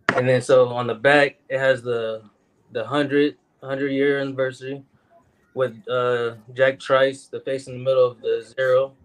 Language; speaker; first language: English; native; English